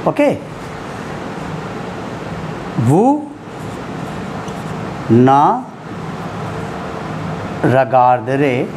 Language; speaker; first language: French; non-native, learner; Hindi